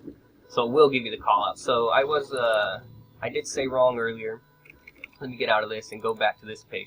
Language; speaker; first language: English; native; English